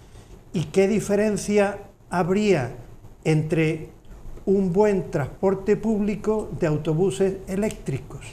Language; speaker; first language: Spanish; native; Spanish